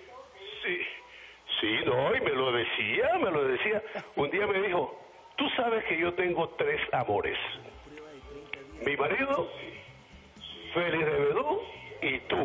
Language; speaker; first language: Spanish; native; Spanish